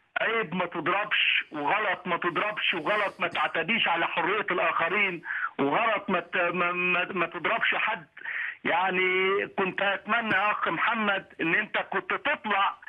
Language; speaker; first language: Arabic; native; Arabic